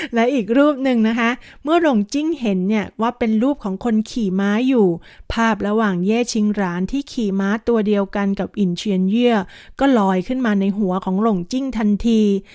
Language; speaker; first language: Thai; native; Thai